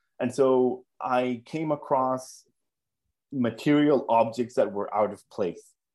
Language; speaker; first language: English; non-native, fluent; Spanish